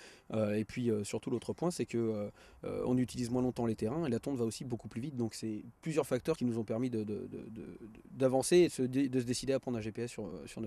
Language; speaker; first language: French; native; French